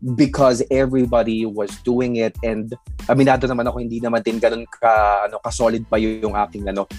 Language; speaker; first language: English; non-native, local second language; Filipino